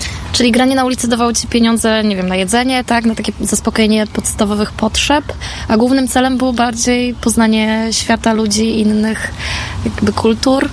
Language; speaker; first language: Polish; native; Polish